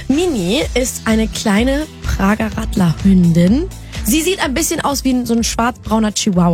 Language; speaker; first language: German; native; German